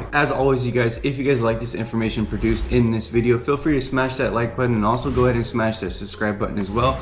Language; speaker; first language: English; native; English